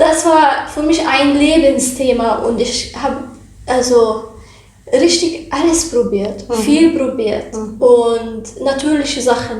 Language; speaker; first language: German; non-native, learner; Arabic